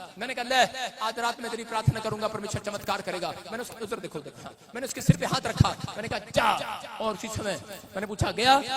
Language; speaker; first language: Hindi; non-native, local second language; Punjabi